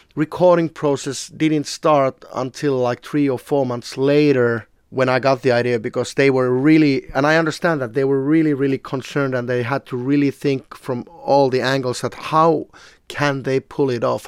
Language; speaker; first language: English; non-native, fluent; Finnish